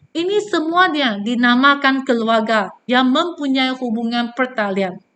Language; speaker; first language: Malay; non-native, local second language; Chinese